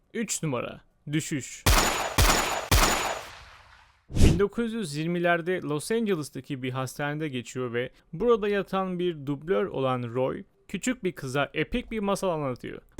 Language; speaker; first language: Turkish; native; Turkish